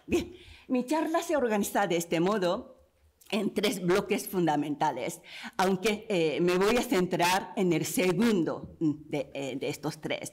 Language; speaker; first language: Spanish; non-native, fluent; Japanese